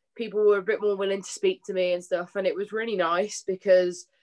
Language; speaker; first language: English; native; English